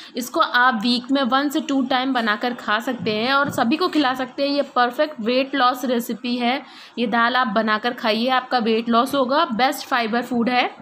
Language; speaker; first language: Hindi; native; Hindi